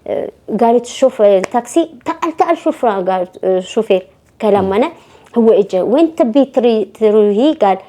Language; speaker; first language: Arabic; non-native, learner; Amharic